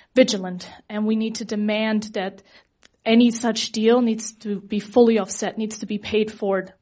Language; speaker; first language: English; non-native, fluent; German